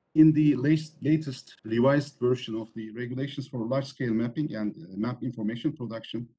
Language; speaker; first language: English; non-native, fluent; Turkish